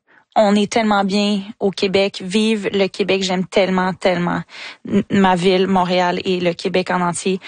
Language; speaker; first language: French; native; French